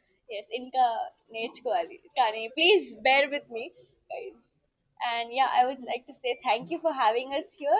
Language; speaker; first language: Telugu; non-native, learner; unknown